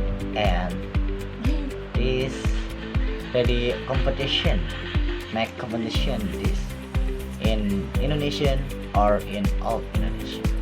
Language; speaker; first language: English; non-native, learner; Indonesian